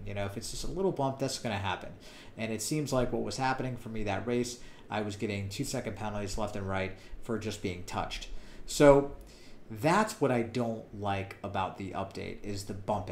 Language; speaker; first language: English; native; English